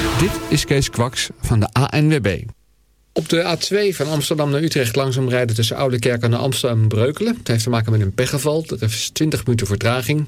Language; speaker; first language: Dutch; native; Dutch